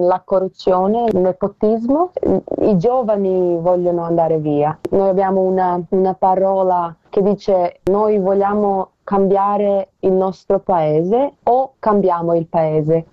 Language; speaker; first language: Italian; non-native, learner; Serbian